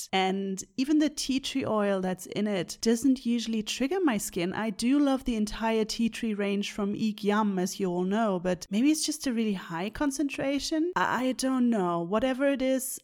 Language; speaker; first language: English; non-native, fluent; German